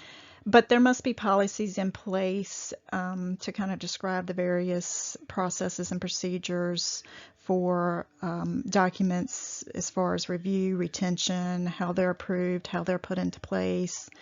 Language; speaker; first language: English; native; English